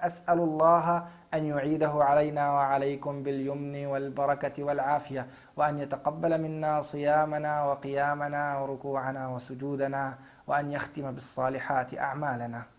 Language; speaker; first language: Arabic; native; Arabic